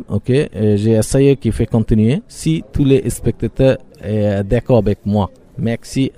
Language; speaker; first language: French; non-native, learner; Bangla